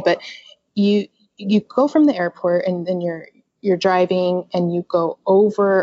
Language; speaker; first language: English; native; English